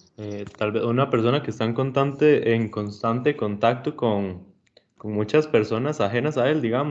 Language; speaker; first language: Spanish; native; Spanish